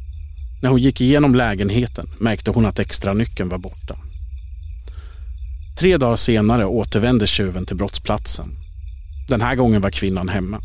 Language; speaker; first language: Swedish; native; Swedish